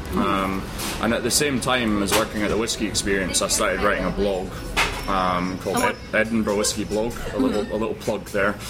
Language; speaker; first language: English; native; English